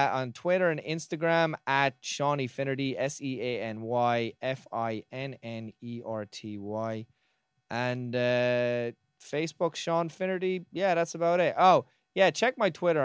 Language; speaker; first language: English; native; English